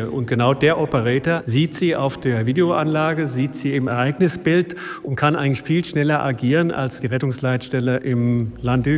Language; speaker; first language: German; native; German